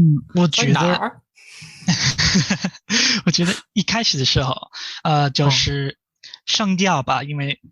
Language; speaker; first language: Chinese; non-native, fluent; English